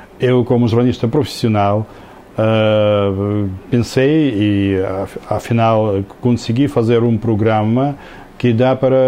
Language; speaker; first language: Portuguese; non-native, learner; Russian